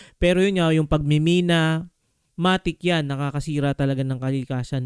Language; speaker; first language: Filipino; native; Filipino